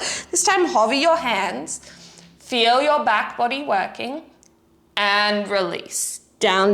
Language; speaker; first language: English; native; English